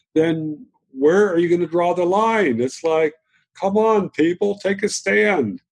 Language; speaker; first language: English; native; English